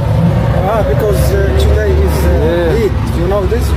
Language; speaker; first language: English; non-native, learner; Arabic